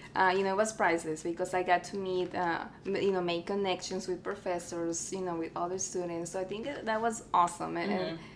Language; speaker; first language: English; early bilingual, other home language; Spanish